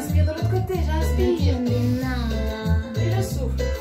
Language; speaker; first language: French; native; French